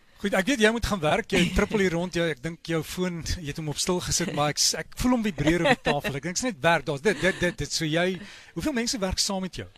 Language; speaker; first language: Afrikaans; native; Afrikaans